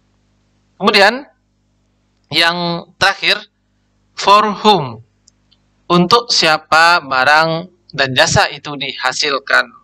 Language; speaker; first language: Indonesian; native; Indonesian